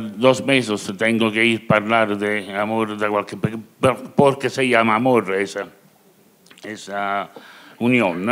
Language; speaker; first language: Spanish; non-native, learner; Italian